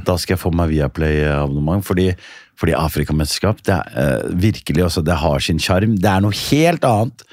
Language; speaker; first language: Norwegian; early bilingual, other home language; Riffian